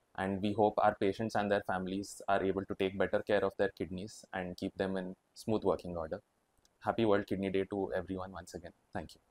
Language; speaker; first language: English; non-native, local second language; Kannada